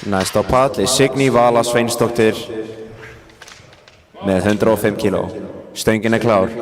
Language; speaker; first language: Icelandic; native; Icelandic